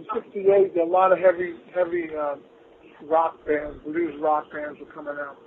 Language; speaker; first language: English; native; English